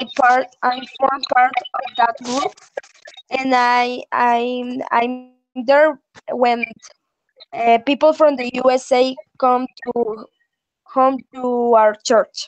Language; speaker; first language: English; non-native, learner; Spanish